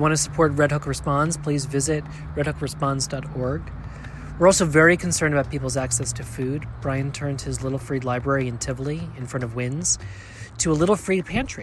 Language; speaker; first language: English; native; English